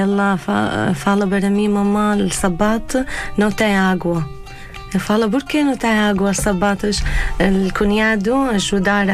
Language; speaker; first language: Portuguese; non-native, learner; Arabic